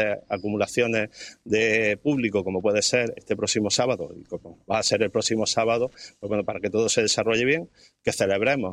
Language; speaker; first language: Spanish; native; Spanish